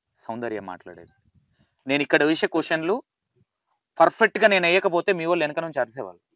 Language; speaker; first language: Telugu; native; Telugu